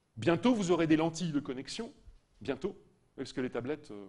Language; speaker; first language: French; native; French